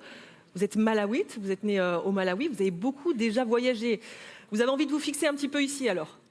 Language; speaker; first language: French; native; French